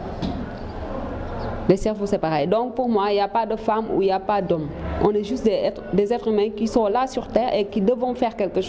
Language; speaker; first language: French; non-native, local second language; Wolof